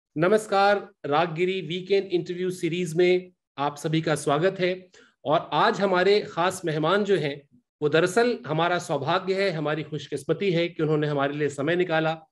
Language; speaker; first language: Hindi; native; Hindi